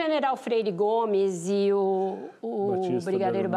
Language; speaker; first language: Portuguese; native; Portuguese